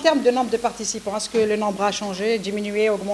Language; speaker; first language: French; non-native, local second language; Arabic